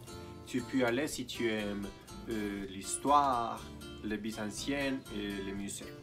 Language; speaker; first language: French; non-native, learner; Spanish